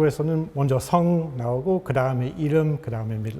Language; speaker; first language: Korean; non-native, fluent; English